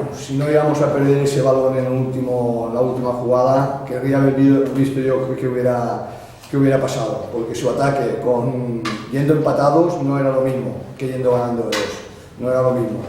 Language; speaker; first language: Spanish; non-native, local second language; Catalan